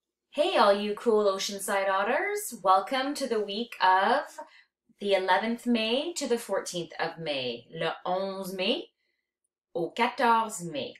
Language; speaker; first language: English; native; English